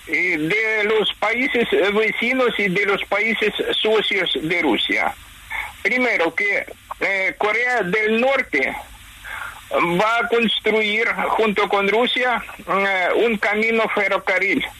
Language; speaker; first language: Spanish; non-native, fluent; Ukrainian